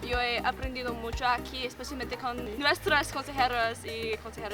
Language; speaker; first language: Spanish; non-native, learner; English